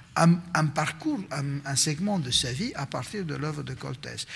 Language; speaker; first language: French; non-native, fluent; Romanian